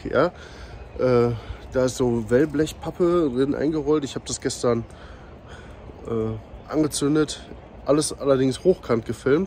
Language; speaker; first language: German; native; German